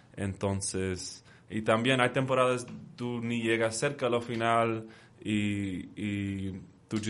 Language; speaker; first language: Spanish; early bilingual, heritage; Spanish